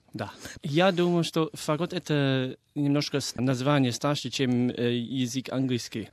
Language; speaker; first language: Russian; non-native, fluent; English